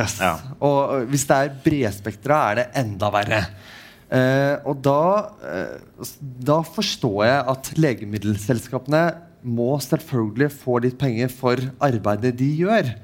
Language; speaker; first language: Norwegian; non-native, fluent; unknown